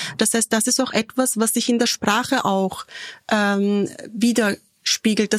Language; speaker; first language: German; early bilingual, other home language; Turkish